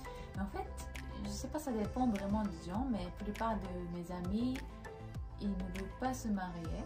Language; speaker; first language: French; non-native, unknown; Japanese